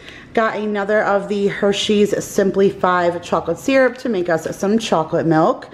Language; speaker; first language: English; native; English